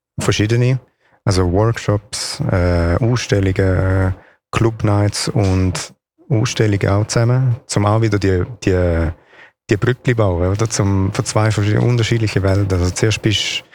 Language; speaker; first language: German; non-native, local second language; Italian